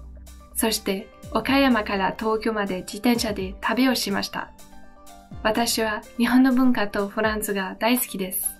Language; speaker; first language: Japanese; non-native, fluent; French